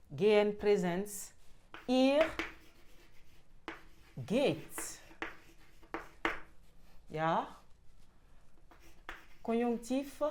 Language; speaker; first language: German; non-native, fluent; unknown